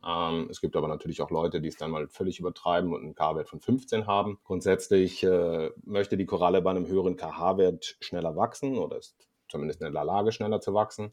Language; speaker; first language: German; native; German